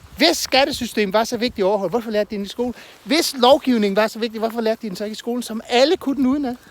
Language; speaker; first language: Danish; native; Danish